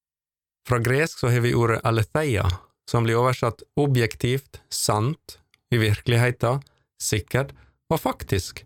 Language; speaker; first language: Norwegian; native; Norwegian